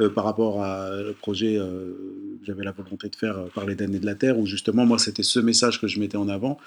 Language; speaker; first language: French; native; French